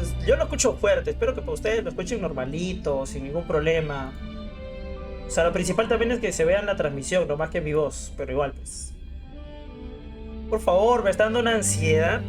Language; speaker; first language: Spanish; native; Spanish